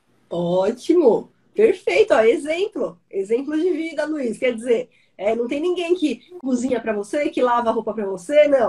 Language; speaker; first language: Portuguese; native; Portuguese